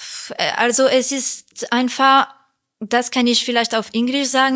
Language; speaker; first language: German; non-native, fluent; French